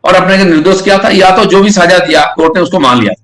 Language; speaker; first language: Hindi; non-native, local second language; Bangla